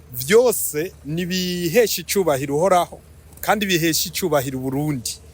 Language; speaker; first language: Rundi; early bilingual, heritage; Rundi